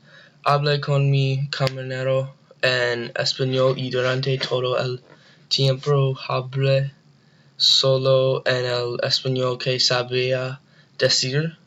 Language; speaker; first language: Spanish; non-native, learner; English